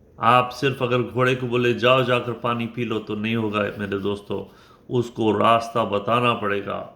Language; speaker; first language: Urdu; native; Urdu